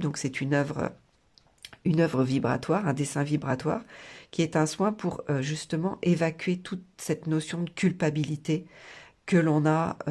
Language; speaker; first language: French; native; French